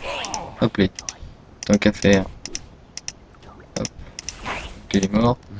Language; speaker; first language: French; native; French